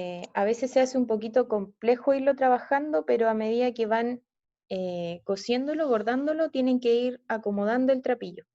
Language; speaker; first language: Spanish; native; Spanish